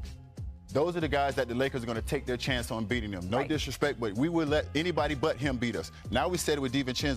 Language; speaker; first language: English; native; English